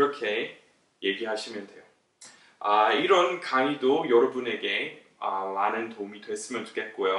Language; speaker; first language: Korean; non-native, fluent; English